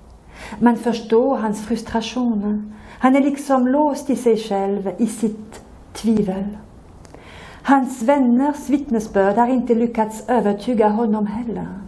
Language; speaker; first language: Swedish; non-native, fluent; French